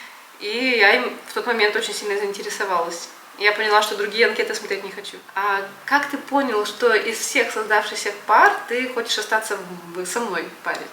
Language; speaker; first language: Russian; native; Russian